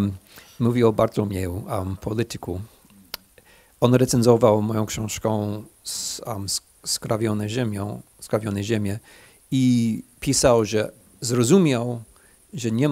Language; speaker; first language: Polish; non-native, fluent; English